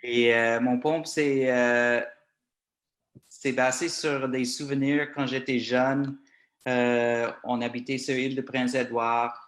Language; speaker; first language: French; non-native, local second language; English